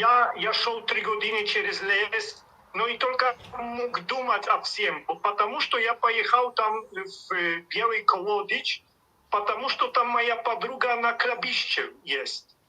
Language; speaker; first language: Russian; non-native, learner; Polish